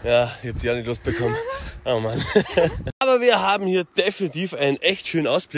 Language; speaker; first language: German; native; German